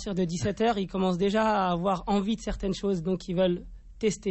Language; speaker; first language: French; native; French